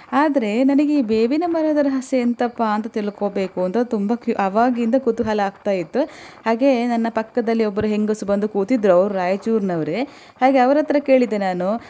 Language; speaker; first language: Kannada; non-native, local second language; Tulu